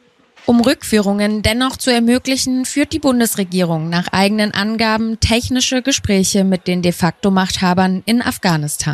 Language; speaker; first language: German; native; German